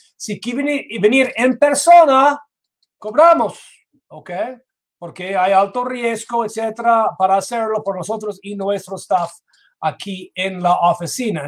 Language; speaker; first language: Spanish; non-native, fluent; English